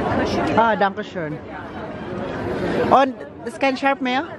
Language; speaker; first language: German; non-native, learner; Filipino